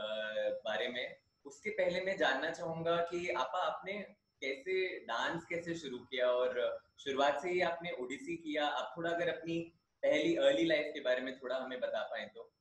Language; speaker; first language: Hindi; native; Hindi